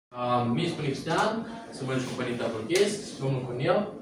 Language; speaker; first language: Romanian; non-native, local second language; Russian